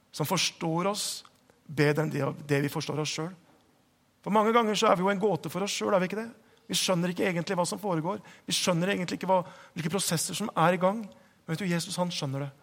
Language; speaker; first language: Norwegian; native; Norwegian